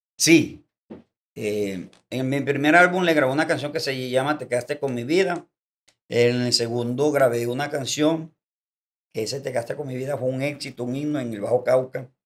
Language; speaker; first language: Spanish; native; Spanish